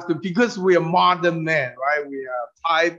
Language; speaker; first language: English; non-native, fluent; Min Nan Chinese